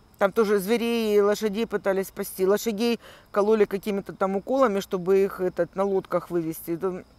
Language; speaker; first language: Russian; native; Russian